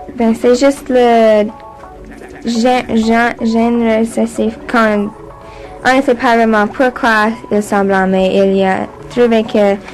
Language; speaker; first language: French; non-native, local second language; English